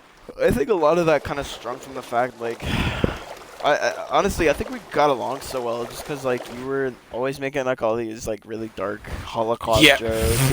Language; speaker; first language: English; native; English